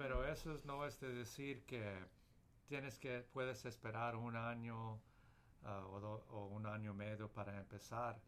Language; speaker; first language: Spanish; early bilingual, heritage; Spanish